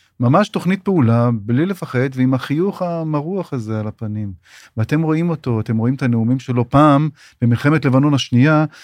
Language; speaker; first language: Hebrew; native; Hebrew